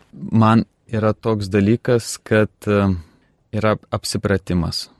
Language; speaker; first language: Lithuanian; native; Lithuanian